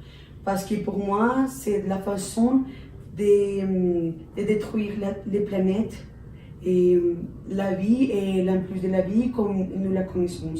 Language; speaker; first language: French; non-native, learner; Spanish